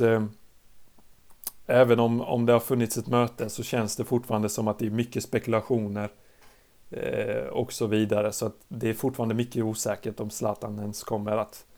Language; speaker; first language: Swedish; native; Swedish